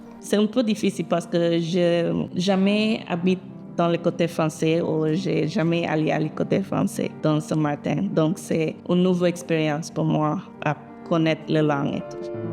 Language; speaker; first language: French; non-native, learner; English